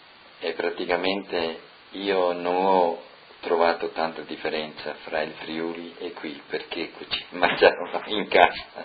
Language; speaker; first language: Italian; non-native, local second language; Friulian